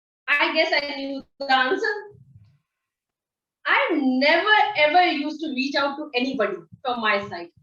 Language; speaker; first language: English; non-native, local second language; Hindi